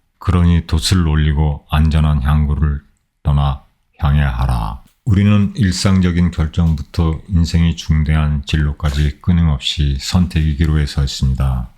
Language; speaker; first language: Korean; native; Korean